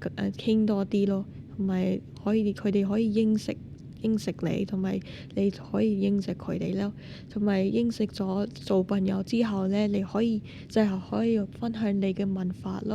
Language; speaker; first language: Cantonese; non-native, fluent; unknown